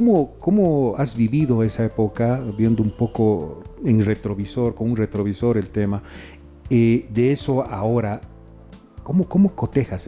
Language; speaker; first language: Spanish; native; Spanish